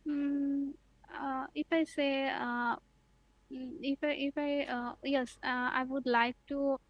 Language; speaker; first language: English; non-native, learner; Bangla